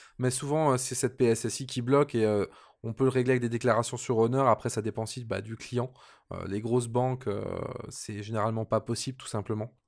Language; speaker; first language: French; native; French